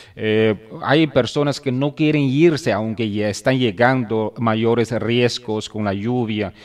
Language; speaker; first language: Spanish; non-native, fluent; Chinese